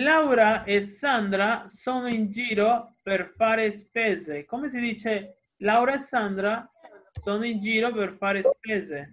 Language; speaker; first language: Italian; non-native, fluent; Spanish